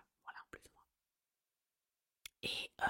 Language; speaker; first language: French; non-native, fluent; Italian